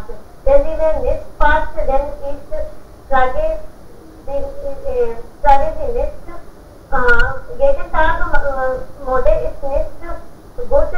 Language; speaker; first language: German; non-native, learner; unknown